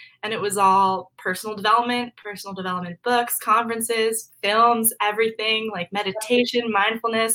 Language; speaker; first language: English; native; English